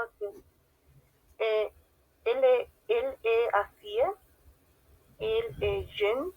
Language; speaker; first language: French; non-native, learner; Spanish